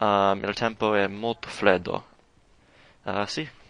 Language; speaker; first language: Italian; non-native, learner; English